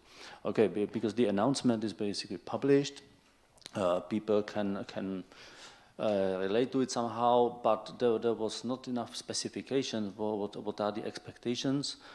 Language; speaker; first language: English; non-native, fluent; Czech